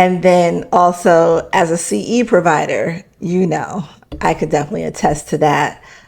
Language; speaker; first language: English; native; English